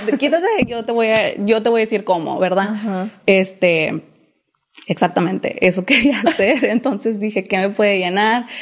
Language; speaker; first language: Spanish; early bilingual, heritage; English